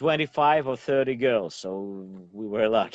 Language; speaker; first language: English; non-native, learner; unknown